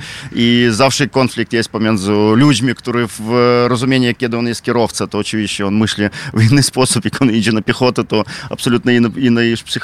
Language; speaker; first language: Polish; non-native, fluent; Ukrainian